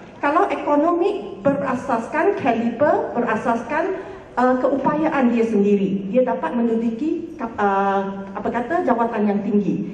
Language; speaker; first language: Malay; native; Malay